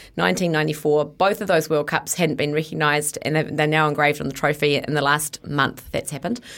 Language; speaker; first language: English; native; English